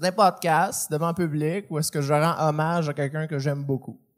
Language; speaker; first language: French; native; French